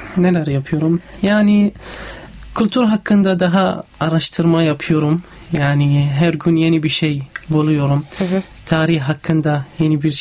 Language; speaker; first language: Turkish; non-native, learner; Arabic